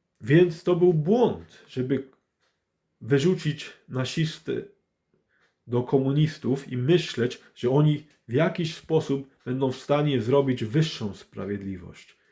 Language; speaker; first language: Polish; early bilingual, heritage; English